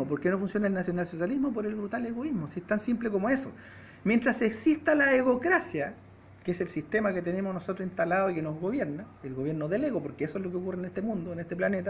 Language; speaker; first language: Spanish; native; Spanish